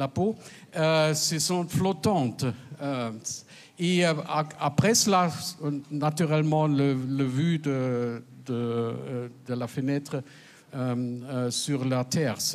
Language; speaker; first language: French; non-native, fluent; German